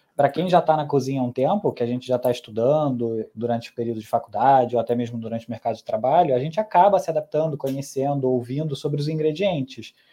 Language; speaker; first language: Portuguese; early bilingual, other home language; Spanish